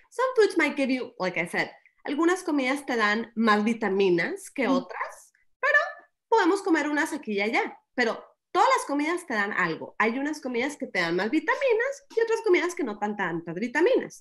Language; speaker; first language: Spanish; early bilingual, other home language; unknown